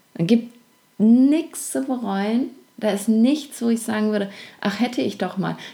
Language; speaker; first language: German; native; German